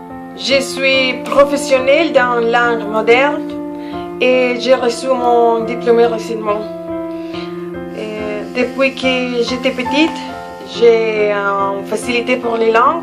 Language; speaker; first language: French; non-native, learner; Spanish